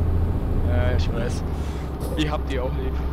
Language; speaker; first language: German; native; German